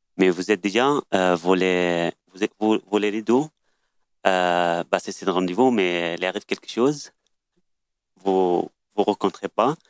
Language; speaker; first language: French; non-native, learner; Arabic